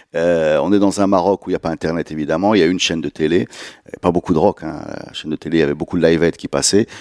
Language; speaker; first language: French; non-native, local second language; Arabic